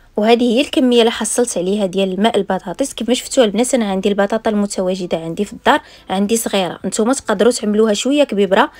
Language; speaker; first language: Arabic; native; Arabic